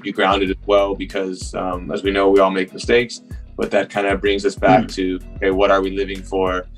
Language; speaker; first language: English; native; English